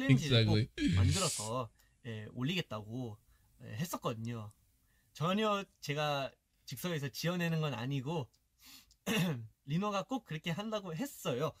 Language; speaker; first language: Korean; early bilingual, heritage; Korean